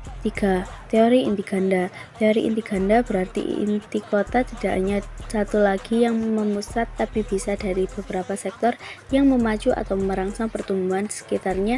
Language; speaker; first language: Indonesian; native; Indonesian